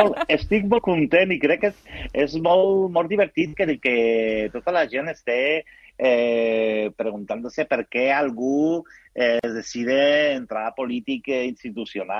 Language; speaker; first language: Catalan; non-native, local second language; Spanish